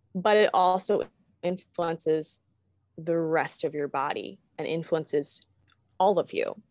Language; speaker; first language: English; native; English